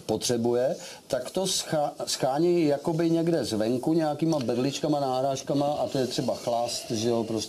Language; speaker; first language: Czech; native; Czech